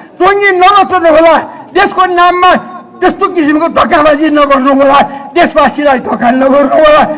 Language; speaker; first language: Nepali; non-native, local second language; Newari